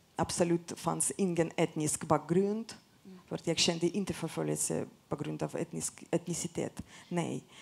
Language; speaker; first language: Swedish; non-native, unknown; Russian